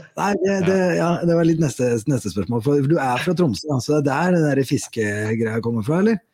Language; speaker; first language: Norwegian; native; Norwegian